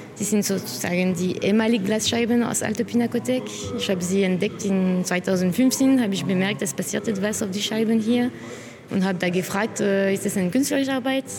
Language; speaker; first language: German; non-native, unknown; French